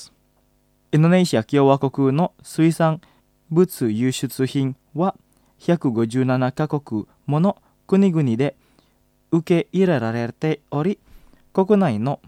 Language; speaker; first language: Japanese; non-native, fluent; Indonesian